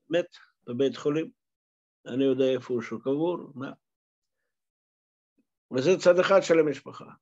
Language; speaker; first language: Hebrew; non-native, fluent; Russian